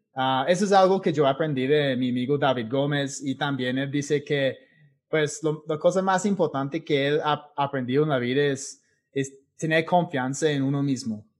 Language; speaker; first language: Spanish; non-native, fluent; English